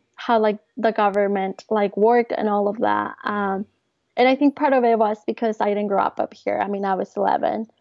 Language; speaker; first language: English; early bilingual, other home language; Spanish